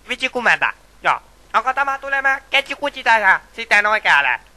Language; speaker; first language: Finnish; non-native, learner; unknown